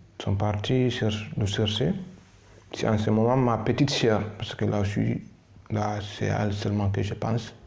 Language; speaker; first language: French; non-native, local second language; Fula